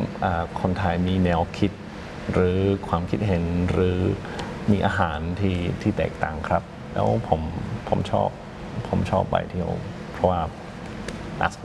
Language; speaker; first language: Thai; non-native, fluent; English